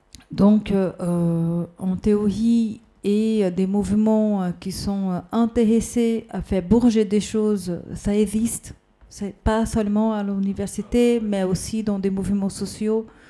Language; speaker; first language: French; non-native, fluent; Portuguese